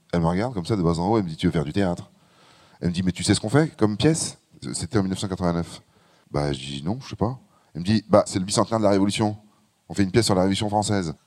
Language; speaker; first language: French; native; French